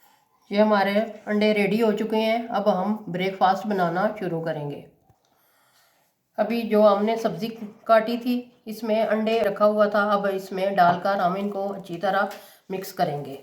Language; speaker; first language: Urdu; non-native, local second language; Punjabi